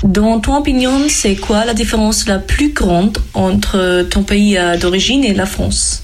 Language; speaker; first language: French; non-native, learner; German